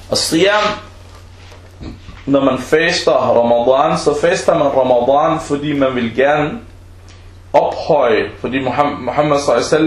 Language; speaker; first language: Danish; early bilingual, other home language; Arabic